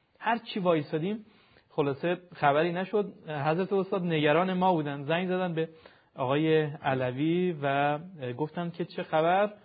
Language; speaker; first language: Persian; native; Persian